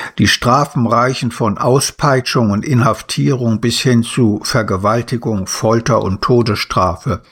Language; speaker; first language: German; native; German